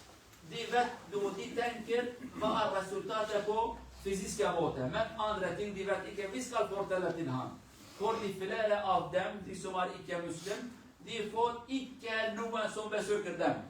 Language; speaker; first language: Swedish; non-native, learner; Kurdish